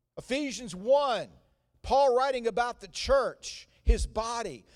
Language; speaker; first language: English; native; English